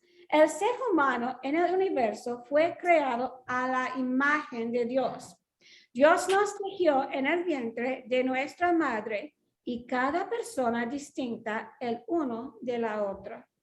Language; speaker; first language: Spanish; non-native, fluent; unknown